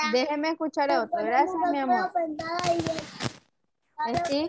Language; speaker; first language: Spanish; native; Spanish